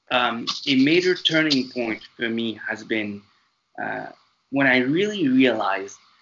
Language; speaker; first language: English; non-native, fluent; French